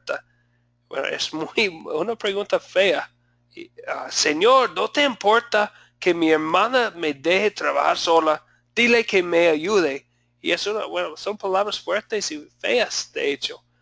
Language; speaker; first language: Spanish; non-native, fluent; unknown